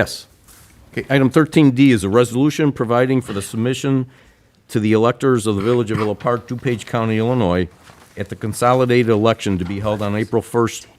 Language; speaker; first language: English; native; English